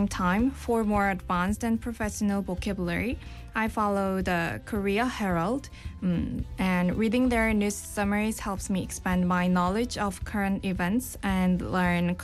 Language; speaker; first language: English; non-native, fluent; Korean